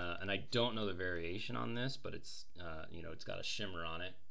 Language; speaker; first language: English; native; English